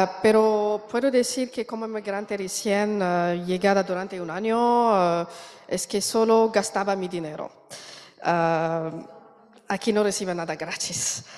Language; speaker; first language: Spanish; non-native, learner; Arabic